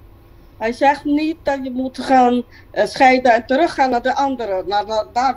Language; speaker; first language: Dutch; non-native, local second language; Papiamento